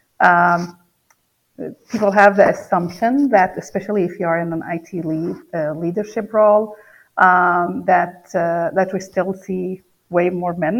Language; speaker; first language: English; non-native, fluent; Arabic